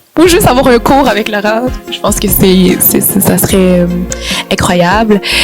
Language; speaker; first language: French; native; French